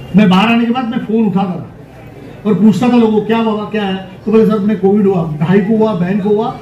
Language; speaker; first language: Hindi; non-native, local second language; Marathi